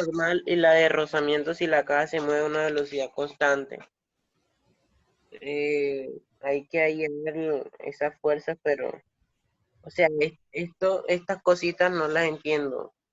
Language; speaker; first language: Spanish; native; Spanish